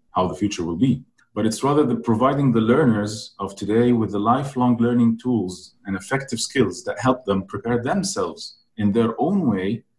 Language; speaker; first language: English; non-native, fluent; Arabic